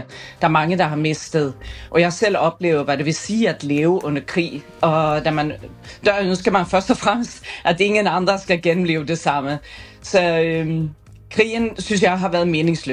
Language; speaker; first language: Danish; early bilingual, other home language; Persian